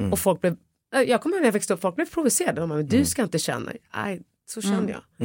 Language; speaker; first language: Swedish; early bilingual, other home language; Tigrinya